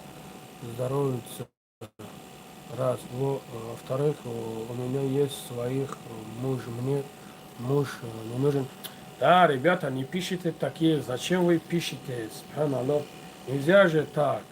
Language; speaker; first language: Russian; non-native, learner; Tajik